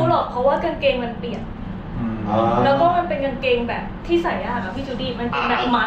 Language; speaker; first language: Thai; native; Thai